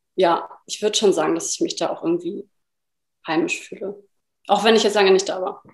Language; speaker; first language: German; native; German